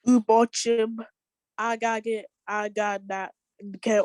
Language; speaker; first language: Igbo; early bilingual, heritage; Igbo